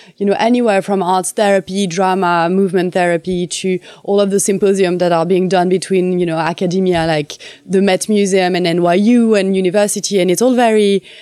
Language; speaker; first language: English; non-native, fluent; French